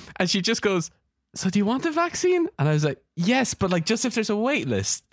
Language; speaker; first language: English; native; English